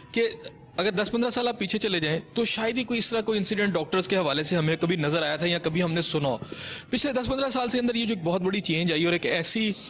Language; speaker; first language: Urdu; non-native, local second language; Punjabi